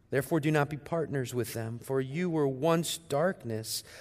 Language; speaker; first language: English; native; English